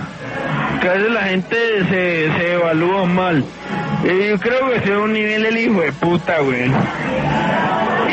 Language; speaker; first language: Spanish; native; Spanish